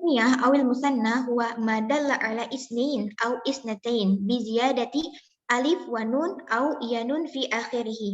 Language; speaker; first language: Arabic; non-native, learner; Indonesian